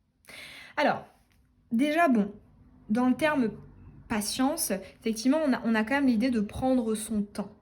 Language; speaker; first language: French; native; French